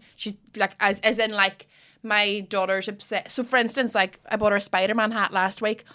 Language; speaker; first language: English; native; English